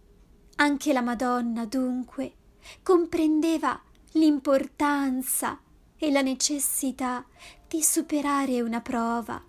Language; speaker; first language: Italian; native; Italian